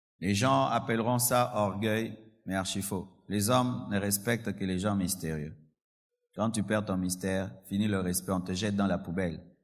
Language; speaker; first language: French; non-native, local second language; Lingala